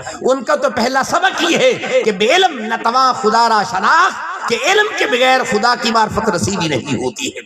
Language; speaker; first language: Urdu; non-native, local second language; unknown